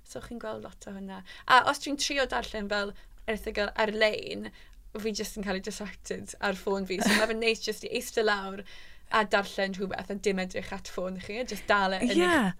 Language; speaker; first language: Welsh; non-native, local second language; English